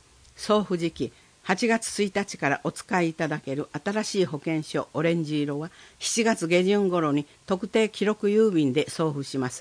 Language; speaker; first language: Japanese; native; Japanese